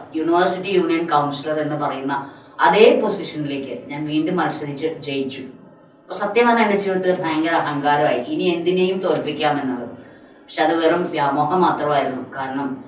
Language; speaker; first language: Malayalam; non-native, local second language; Tamil